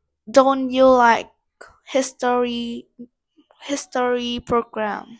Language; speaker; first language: English; non-native, learner; Vietnamese